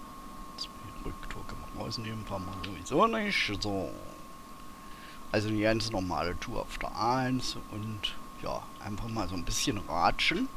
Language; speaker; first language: German; native; German